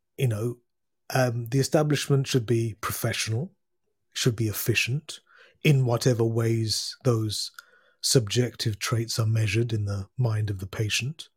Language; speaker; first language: English; native; English